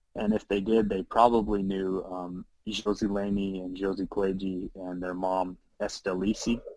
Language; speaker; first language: English; native; English